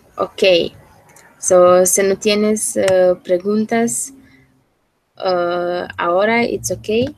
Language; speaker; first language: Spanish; non-native, learner; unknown